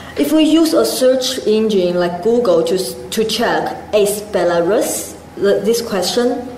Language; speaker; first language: English; non-native, fluent; Chinese